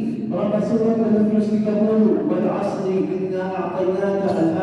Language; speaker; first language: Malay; non-native, fluent; Arabic